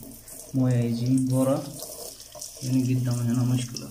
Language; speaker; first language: Arabic; non-native, learner; Urdu